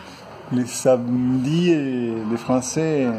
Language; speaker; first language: French; non-native, fluent; Spanish